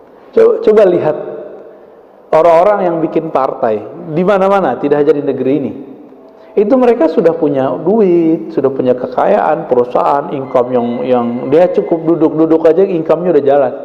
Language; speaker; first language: Indonesian; native; Indonesian